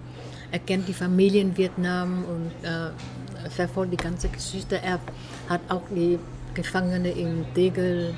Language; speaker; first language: German; non-native, fluent; Vietnamese